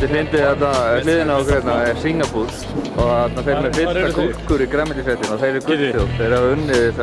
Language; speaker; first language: Icelandic; native; Icelandic